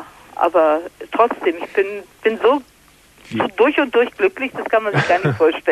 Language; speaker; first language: German; native; German